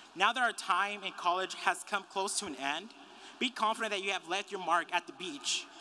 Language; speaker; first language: English; early bilingual, other home language; Spanish